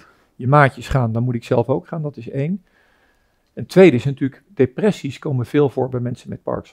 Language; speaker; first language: Dutch; native; Dutch